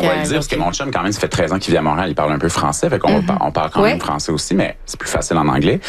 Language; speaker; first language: French; native; French